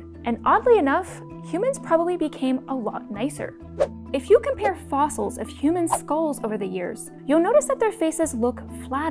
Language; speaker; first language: English; native; English